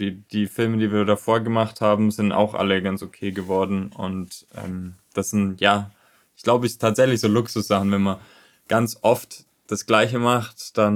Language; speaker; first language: German; native; German